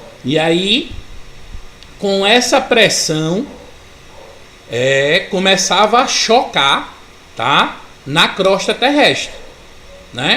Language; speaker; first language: Portuguese; native; Portuguese